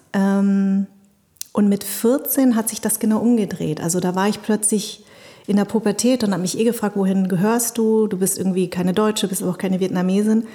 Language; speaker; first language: German; native; German